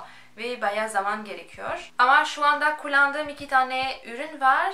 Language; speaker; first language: Turkish; non-native, fluent; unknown